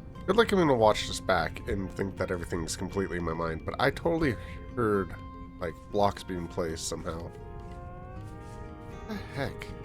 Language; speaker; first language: English; native; English